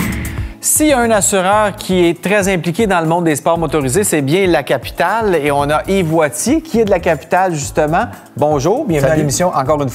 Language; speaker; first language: French; native; French